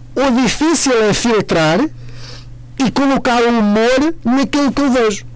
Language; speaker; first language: Portuguese; native; Portuguese